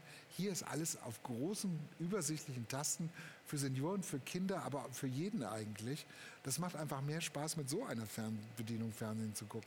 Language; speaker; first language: German; native; German